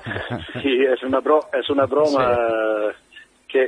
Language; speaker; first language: Spanish; non-native, fluent; Italian